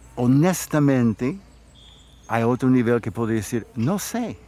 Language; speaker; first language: Spanish; non-native, fluent; English